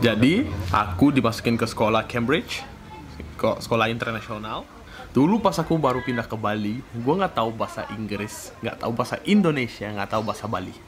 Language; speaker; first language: Indonesian; non-native, fluent; Russian